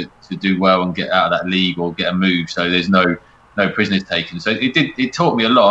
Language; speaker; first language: English; native; English